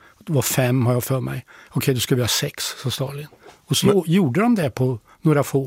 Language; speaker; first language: Swedish; native; Swedish